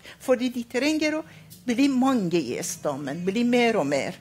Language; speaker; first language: Norwegian; non-native, fluent; Arabic